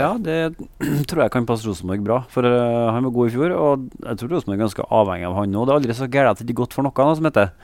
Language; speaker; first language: Norwegian; native; Norwegian